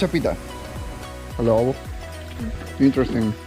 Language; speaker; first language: Spanish; native; Spanish